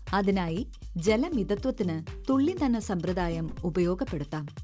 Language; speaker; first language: Malayalam; native; Malayalam